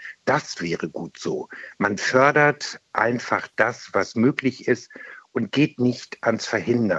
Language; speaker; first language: German; native; German